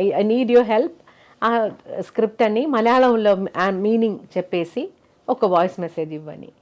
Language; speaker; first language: Telugu; non-native, learner; Malayalam